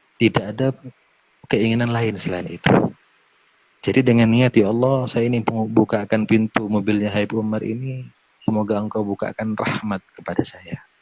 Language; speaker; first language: Indonesian; native; Indonesian